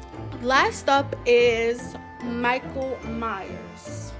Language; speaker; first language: English; native; English